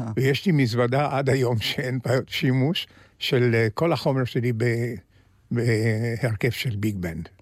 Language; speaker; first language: Hebrew; early bilingual, other home language; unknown